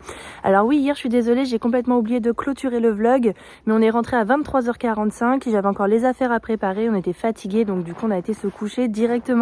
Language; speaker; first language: French; native; French